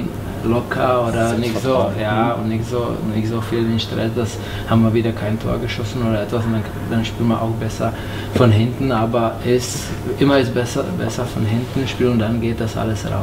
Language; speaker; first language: German; non-native, fluent; Czech